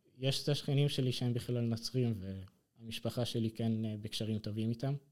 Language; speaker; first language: Hebrew; non-native, local second language; Arabic